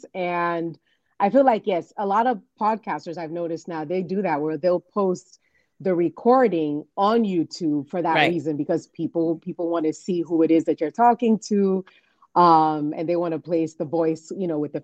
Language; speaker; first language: English; non-native, local second language; Yoruba